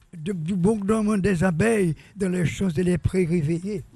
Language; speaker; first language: French; native; French